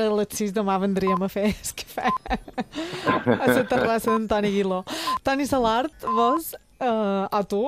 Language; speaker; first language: Catalan; native; Catalan